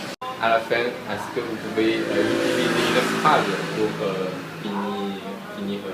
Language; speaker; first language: French; non-native, learner; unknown